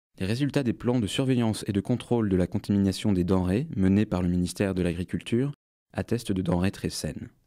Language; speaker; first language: French; native; French